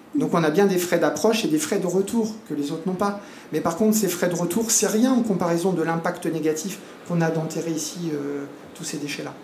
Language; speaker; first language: French; native; French